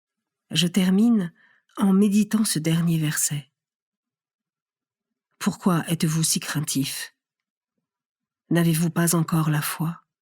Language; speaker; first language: French; native; French